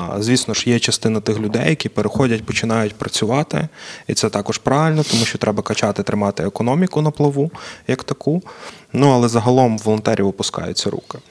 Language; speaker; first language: Ukrainian; native; Ukrainian